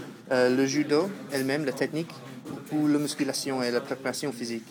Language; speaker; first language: French; non-native, fluent; English